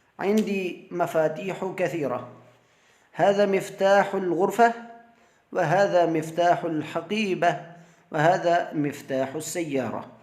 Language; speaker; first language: Arabic; non-native, fluent; Urdu